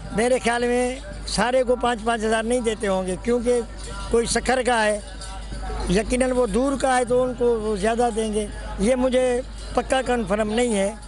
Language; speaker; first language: Urdu; non-native, local second language; Sindhi